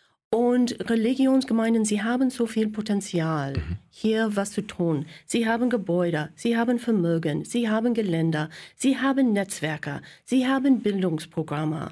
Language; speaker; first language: German; non-native, fluent; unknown